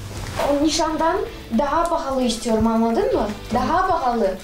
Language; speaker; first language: Turkish; non-native, learner; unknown